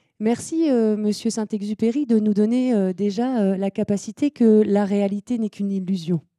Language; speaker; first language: French; native; French